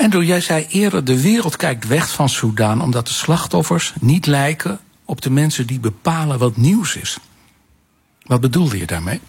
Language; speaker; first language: Dutch; native; Dutch